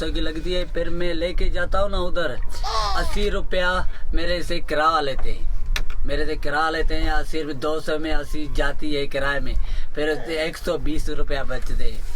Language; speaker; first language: Hindi; non-native, local second language; Sindhi